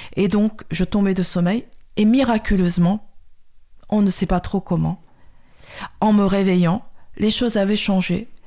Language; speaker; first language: French; early bilingual, other home language; Khmer